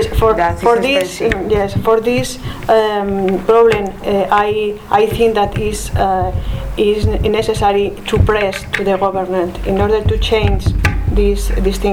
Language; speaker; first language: English; non-native, learner; Spanish